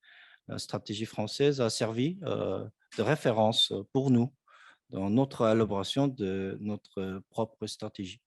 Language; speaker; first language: French; non-native, fluent; Korean